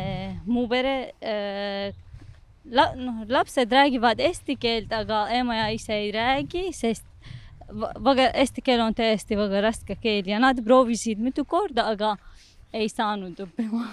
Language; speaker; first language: Estonian; non-native, learner; Arabic